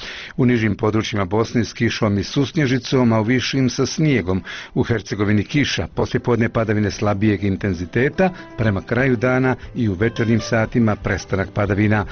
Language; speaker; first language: Croatian; native; Croatian